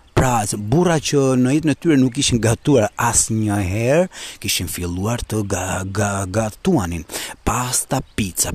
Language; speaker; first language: Albanian; early bilingual, heritage; Albanian